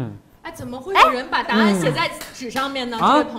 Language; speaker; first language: Chinese; native; Chinese